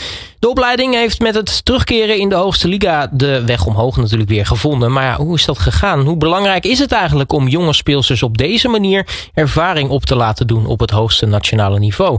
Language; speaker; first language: Dutch; native; Dutch